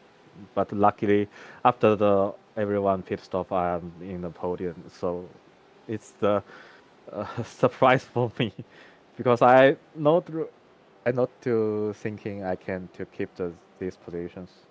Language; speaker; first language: English; non-native, learner; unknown